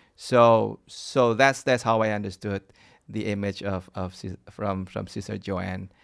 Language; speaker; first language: English; non-native, fluent; Indonesian